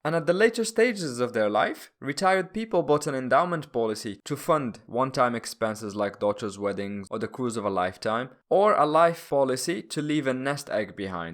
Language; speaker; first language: English; non-native, fluent; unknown